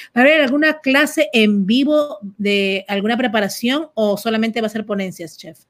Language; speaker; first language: Spanish; native; Spanish